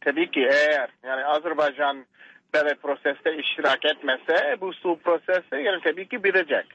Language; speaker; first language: Turkish; non-native, learner; English